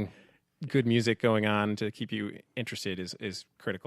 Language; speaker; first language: English; native; English